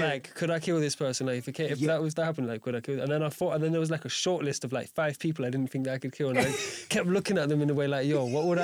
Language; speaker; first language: English; native; English